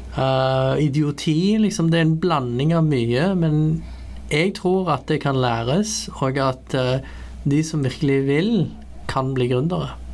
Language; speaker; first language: Norwegian; early bilingual, other home language; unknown